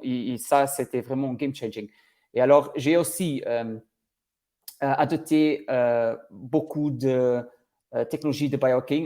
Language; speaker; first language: French; non-native, learner; Portuguese